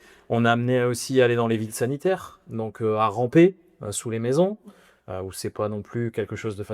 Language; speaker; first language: French; native; French